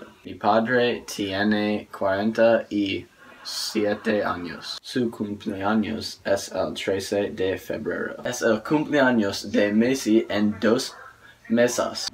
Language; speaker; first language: Spanish; non-native, learner; English